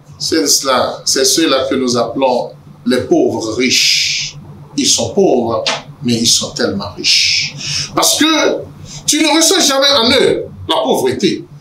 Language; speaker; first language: French; non-native, local second language; Yoruba